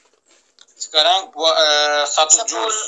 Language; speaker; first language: Indonesian; non-native, learner; Turkish